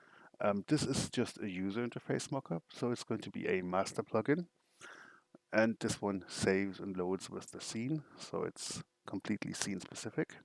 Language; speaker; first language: English; non-native, fluent; German